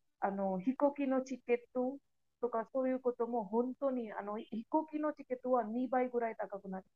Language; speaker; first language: Japanese; non-native, learner; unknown